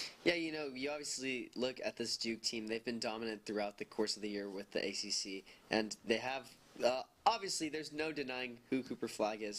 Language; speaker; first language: English; native; English